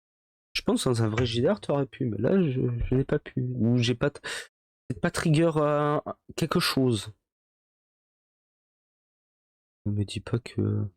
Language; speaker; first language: French; native; French